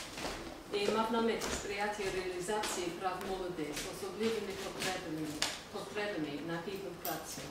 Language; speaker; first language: Ukrainian; non-native, fluent; English